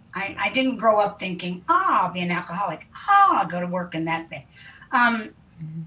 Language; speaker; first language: English; native; English